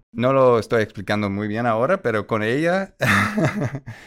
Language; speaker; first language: Spanish; non-native, fluent; English